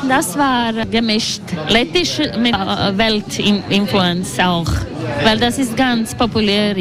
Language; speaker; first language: German; non-native, learner; Latvian